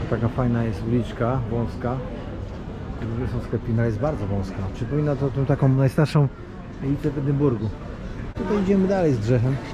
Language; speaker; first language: Polish; native; Polish